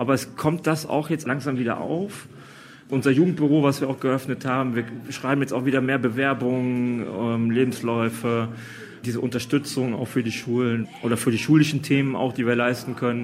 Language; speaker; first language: German; native; German